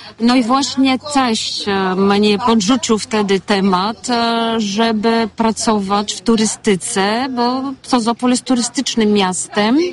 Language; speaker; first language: Polish; non-native, fluent; Bulgarian